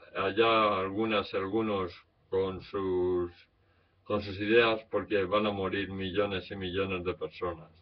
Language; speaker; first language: Spanish; native; Spanish